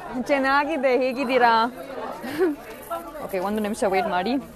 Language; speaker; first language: Kannada; non-native, learner; German